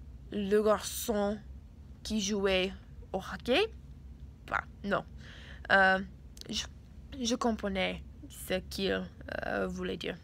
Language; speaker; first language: French; non-native, learner; English